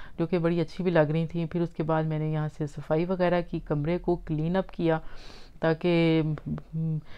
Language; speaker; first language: Urdu; native; Urdu